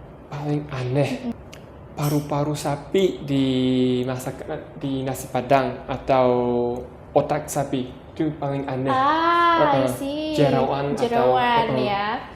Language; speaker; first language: Indonesian; non-native, learner; Japanese